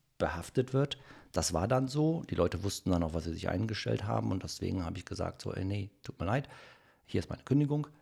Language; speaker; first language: German; native; German